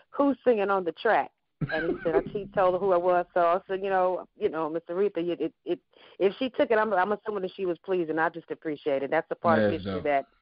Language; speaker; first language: English; native; English